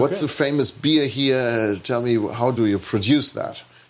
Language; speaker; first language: English; non-native, fluent; German